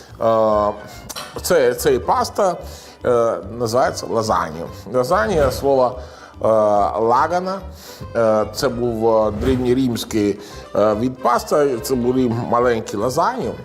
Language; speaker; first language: Ukrainian; non-native, learner; Italian